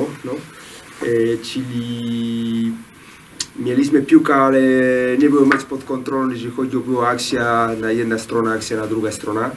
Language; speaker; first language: Polish; non-native, learner; Spanish